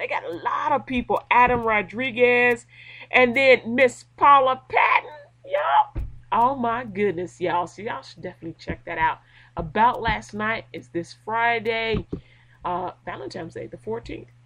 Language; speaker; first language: English; native; English